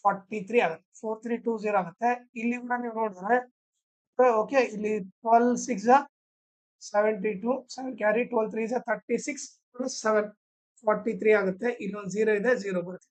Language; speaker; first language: Kannada; native; Kannada